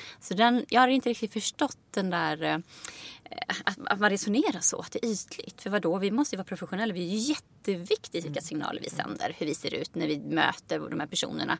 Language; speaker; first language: Swedish; native; Swedish